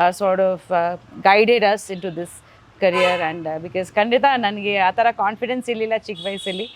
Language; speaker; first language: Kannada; non-native, fluent; Bangla